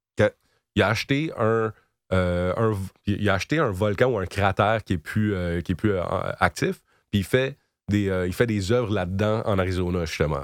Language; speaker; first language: French; native; French